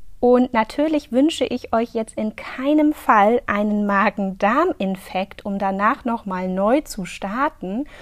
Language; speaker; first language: German; native; German